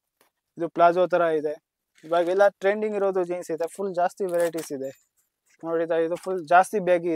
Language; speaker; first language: Kannada; non-native, local second language; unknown